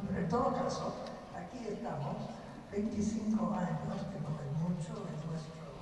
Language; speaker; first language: Spanish; non-native, fluent; English